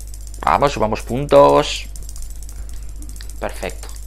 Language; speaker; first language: Spanish; native; Spanish